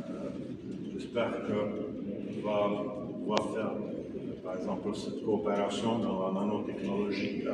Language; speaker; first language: French; non-native, fluent; Czech